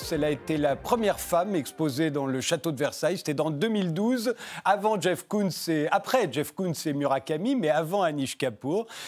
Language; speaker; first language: French; native; French